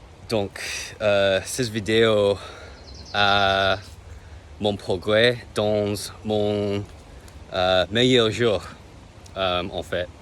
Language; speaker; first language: French; non-native, learner; English